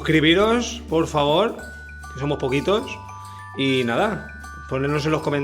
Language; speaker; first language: Spanish; native; Spanish